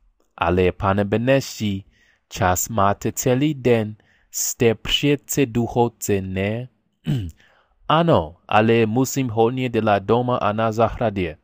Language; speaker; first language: Czech; non-native, learner; English